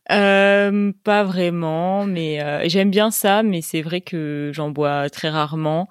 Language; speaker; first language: French; native; French